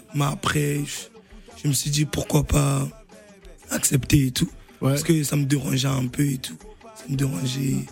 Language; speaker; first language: French; non-native, local second language; Lingala